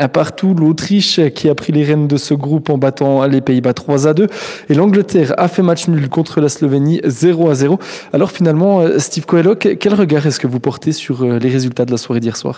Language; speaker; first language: French; native; French